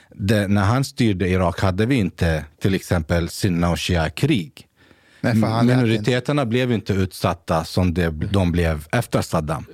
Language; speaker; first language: Swedish; native; Swedish